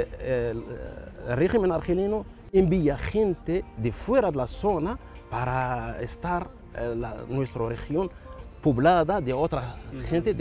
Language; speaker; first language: Spanish; non-native, learner; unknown